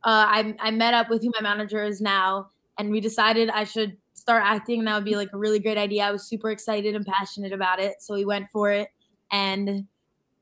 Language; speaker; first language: English; native; English